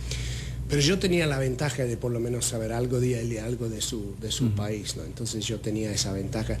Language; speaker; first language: Spanish; non-native, fluent; English